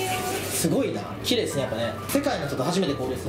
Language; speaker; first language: Japanese; native; Japanese